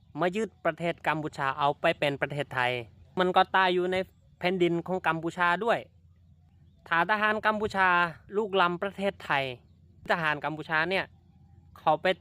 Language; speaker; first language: Thai; non-native, fluent; Khmer